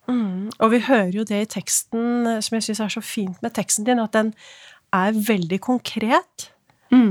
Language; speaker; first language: Norwegian; native; Norwegian